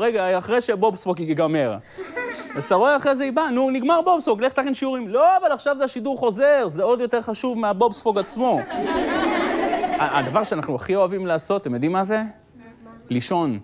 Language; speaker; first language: Hebrew; native; Hebrew